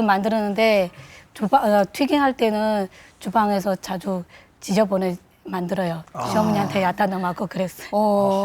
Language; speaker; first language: Korean; non-native, learner; Chinese